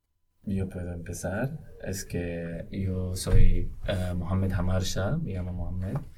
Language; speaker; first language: Spanish; non-native, local second language; Arabic